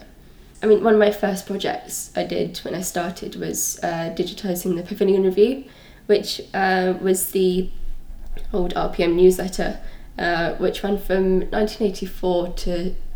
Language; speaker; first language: English; native; English